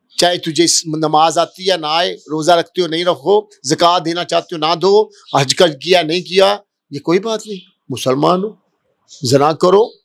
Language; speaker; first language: Urdu; non-native, local second language; Punjabi